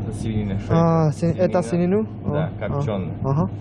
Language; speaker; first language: Russian; non-native, learner; Korean